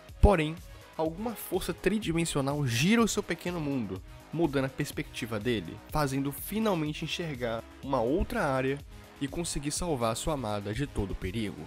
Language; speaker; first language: Portuguese; native; Portuguese